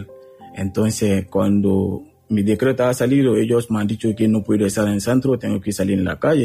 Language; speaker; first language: Spanish; non-native, learner; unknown